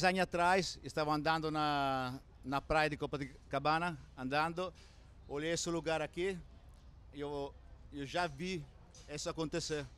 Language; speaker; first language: Portuguese; non-native, fluent; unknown